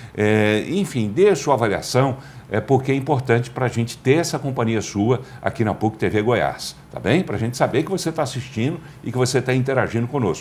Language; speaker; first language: Portuguese; native; Portuguese